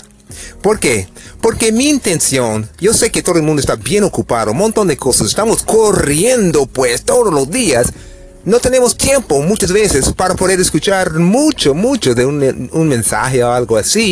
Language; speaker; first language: Spanish; non-native, fluent; English